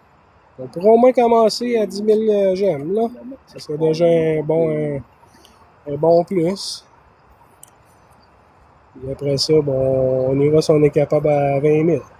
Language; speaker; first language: French; native; French